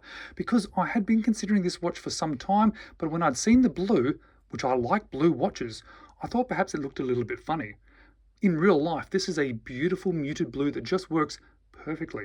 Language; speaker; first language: English; native; English